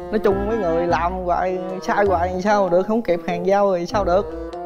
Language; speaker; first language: Vietnamese; native; Vietnamese